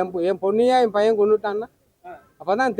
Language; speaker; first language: Tamil; native; Tamil